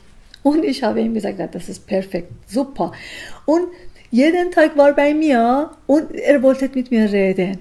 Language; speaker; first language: German; non-native, learner; Persian